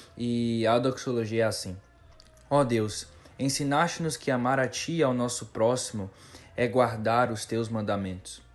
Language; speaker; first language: Portuguese; native; Portuguese